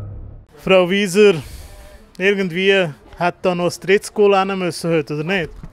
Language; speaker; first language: German; native; German